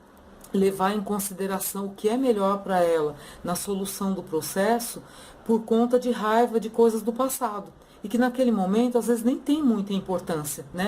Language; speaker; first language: Portuguese; native; Portuguese